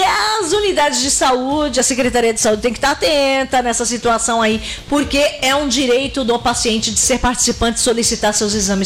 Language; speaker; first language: Portuguese; native; Portuguese